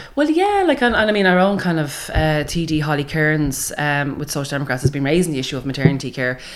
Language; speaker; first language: English; native; English